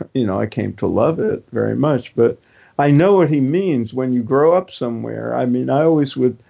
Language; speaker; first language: English; native; English